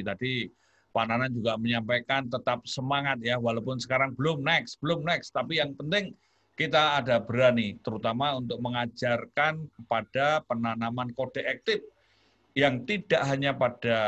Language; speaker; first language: Indonesian; native; Indonesian